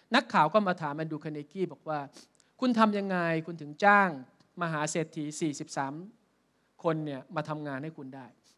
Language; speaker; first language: Thai; native; Thai